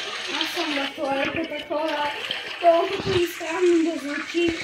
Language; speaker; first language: Bulgarian; native; Bulgarian